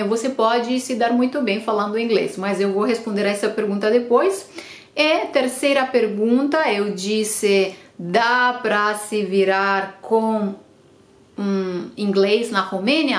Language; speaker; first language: Portuguese; non-native, fluent; Romanian